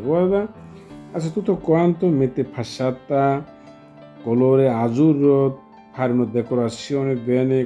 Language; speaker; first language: Italian; non-native, learner; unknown